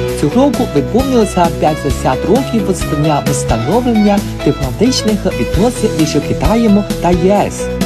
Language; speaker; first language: Ukrainian; non-native, fluent; Chinese